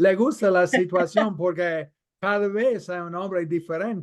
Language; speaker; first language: Spanish; non-native, fluent; English